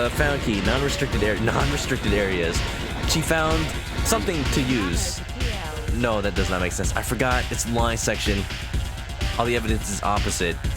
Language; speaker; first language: English; native; English